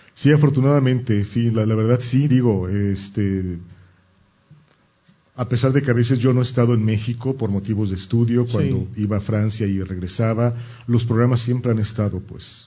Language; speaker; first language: Spanish; native; Spanish